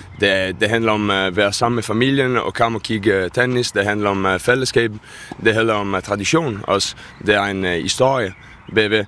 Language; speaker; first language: Danish; non-native, fluent; Italian